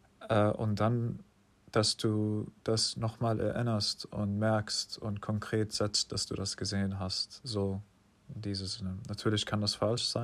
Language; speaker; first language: German; non-native, fluent; English